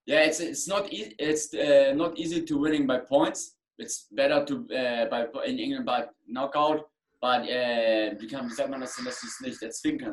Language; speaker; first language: English; non-native, learner; German